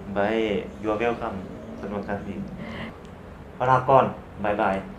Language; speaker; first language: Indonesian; non-native, learner; Lao